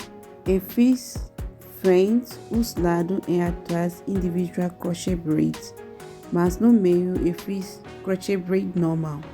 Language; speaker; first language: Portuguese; non-native, learner; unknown